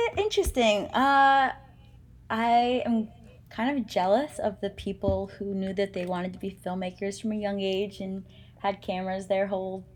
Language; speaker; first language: English; native; English